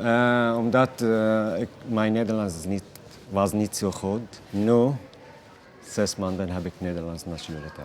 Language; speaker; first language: Dutch; non-native, learner; Arabic